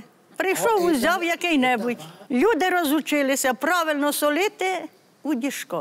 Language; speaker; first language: Ukrainian; native; Ukrainian